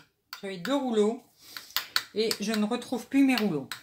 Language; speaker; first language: French; native; French